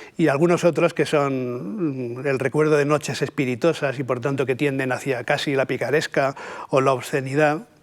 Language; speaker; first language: Spanish; native; Spanish